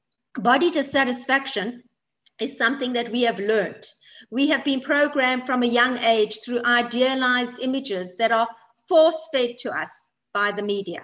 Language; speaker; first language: English; non-native, fluent; Polish